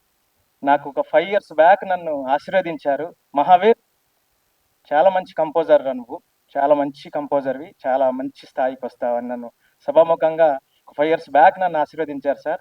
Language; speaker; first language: Telugu; native; Telugu